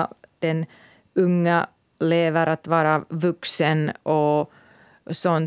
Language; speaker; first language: Swedish; non-native, local second language; Finnish